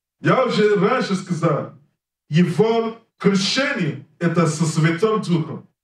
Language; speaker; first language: Russian; non-native, learner; English